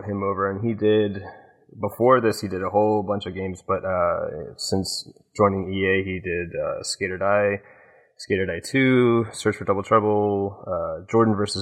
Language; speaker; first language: English; native; English